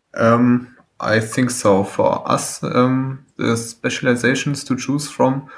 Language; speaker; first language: English; non-native, fluent; German